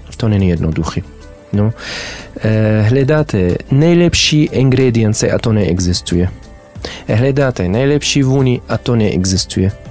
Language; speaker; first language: Czech; non-native, learner; Arabic